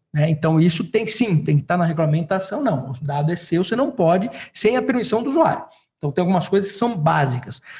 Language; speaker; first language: Portuguese; native; Portuguese